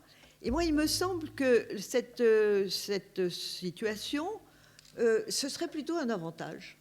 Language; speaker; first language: French; native; French